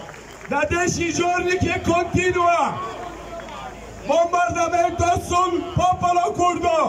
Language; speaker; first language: Italian; non-native, learner; Kurdish